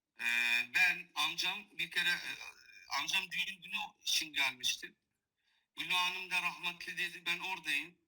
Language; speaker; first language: Turkish; non-native, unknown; Kurdish